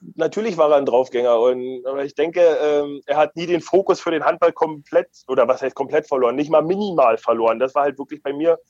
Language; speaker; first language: German; native; German